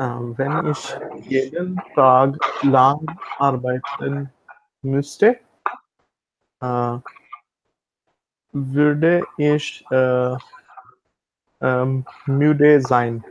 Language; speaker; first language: German; non-native, learner; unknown